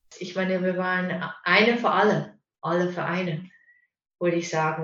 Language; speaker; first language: German; non-native, fluent; English